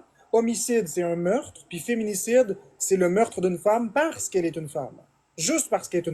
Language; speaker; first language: French; native; French